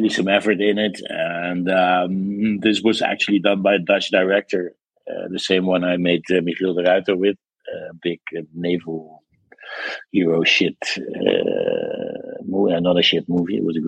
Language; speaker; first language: English; non-native, fluent; Dutch